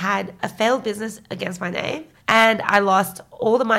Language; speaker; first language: English; early bilingual, other home language; Chinese